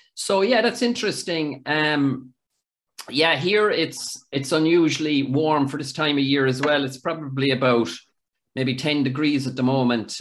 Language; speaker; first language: English; native; English